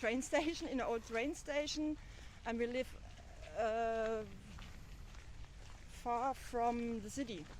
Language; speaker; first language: English; non-native, learner; German